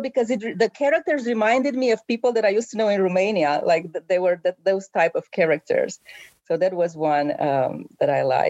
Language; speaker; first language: English; non-native, fluent; Romanian